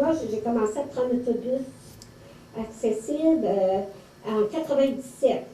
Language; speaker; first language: French; native; French